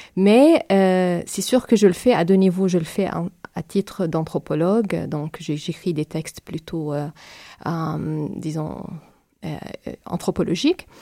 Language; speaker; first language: French; non-native, fluent; Arabic